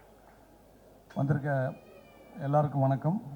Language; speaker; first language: Tamil; native; Tamil